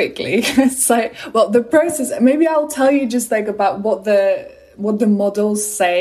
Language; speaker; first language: English; non-native, fluent; Polish